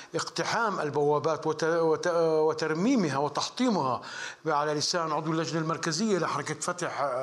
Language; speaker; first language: Arabic; native; Arabic